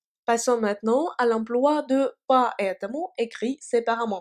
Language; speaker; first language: French; non-native, fluent; Russian